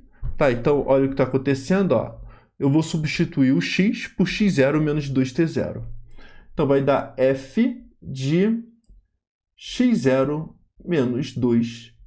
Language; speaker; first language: Portuguese; native; Portuguese